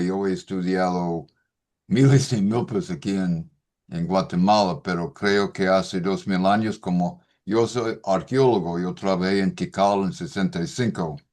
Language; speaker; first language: Spanish; non-native, fluent; English